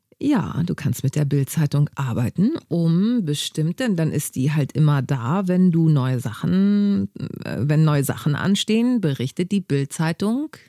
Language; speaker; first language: German; early bilingual, other home language; Greek